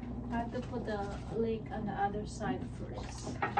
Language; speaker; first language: English; non-native, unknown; Indonesian